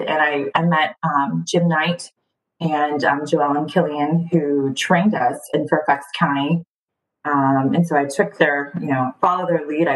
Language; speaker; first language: English; early bilingual, other home language; Spanish